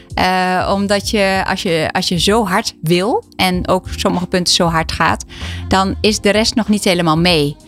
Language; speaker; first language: Dutch; native; Dutch